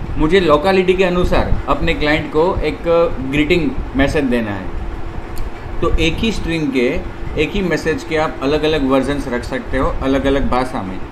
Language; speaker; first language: Hindi; non-native, local second language; Gujarati